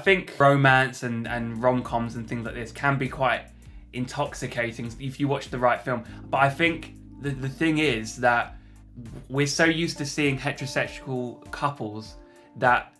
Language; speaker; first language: English; native; English